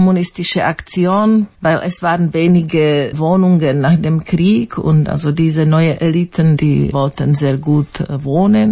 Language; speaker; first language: German; non-native, fluent; Slovak